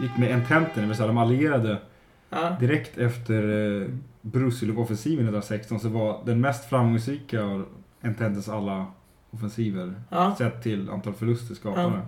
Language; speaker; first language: Swedish; native; Swedish